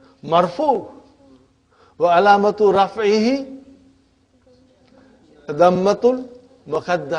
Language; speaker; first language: Arabic; non-native, fluent; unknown